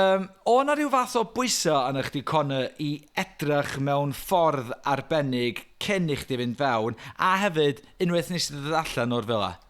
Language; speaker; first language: Welsh; native; Welsh